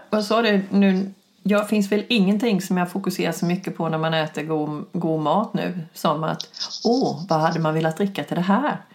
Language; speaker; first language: Swedish; native; Swedish